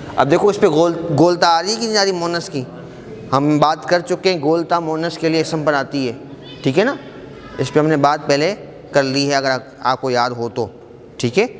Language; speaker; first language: Urdu; native; Urdu